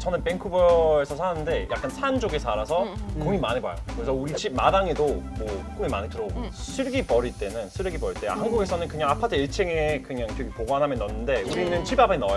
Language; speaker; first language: Korean; non-native, fluent; English